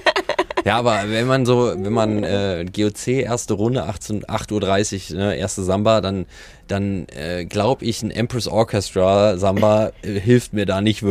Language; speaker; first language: German; native; German